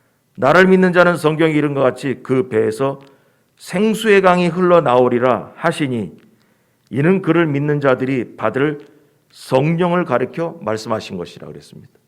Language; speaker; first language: Korean; native; Korean